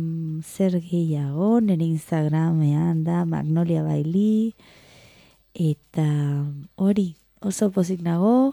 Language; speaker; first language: Basque; non-native, local second language; Spanish